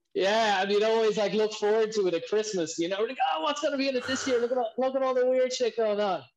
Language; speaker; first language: English; native; English